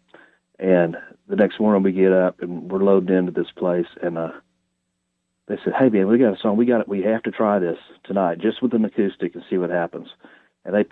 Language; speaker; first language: English; native; English